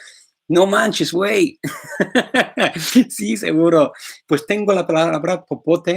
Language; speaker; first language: Spanish; non-native, fluent; English